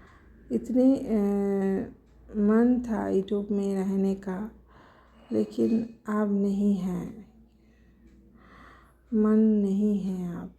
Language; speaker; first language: Hindi; non-native, local second language; Bangla